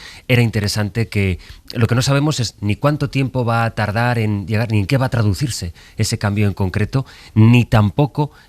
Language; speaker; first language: Spanish; native; Spanish